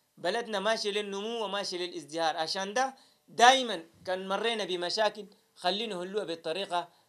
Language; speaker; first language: Arabic; native; Arabic